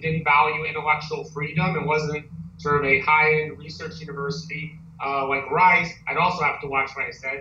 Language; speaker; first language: English; native; English